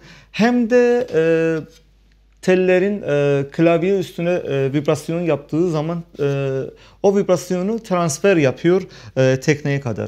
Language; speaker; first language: Turkish; non-native, fluent; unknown